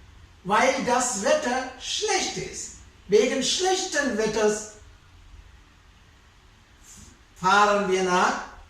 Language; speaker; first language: German; non-native, fluent; Sinhala